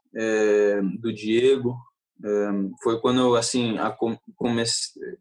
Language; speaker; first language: Portuguese; early bilingual, heritage; Portuguese